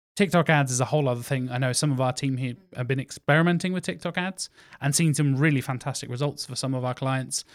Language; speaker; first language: English; native; English